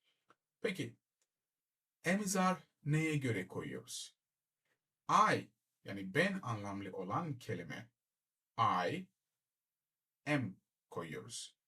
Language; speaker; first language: Turkish; non-native, learner; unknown